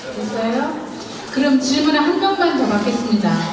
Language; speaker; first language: Korean; native; Korean